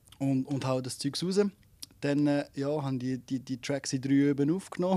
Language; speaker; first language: German; native; German